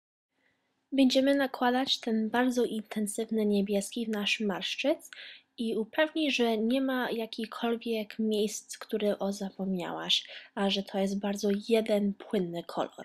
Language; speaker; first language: Polish; early bilingual, heritage; Polish